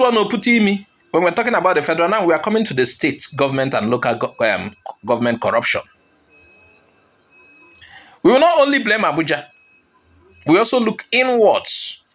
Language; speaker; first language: English; non-native, local second language; Igbo